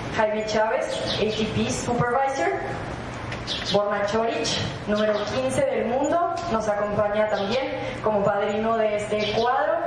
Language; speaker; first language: Spanish; native; Spanish